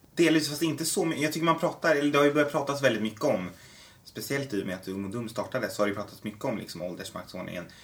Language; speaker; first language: Swedish; native; Swedish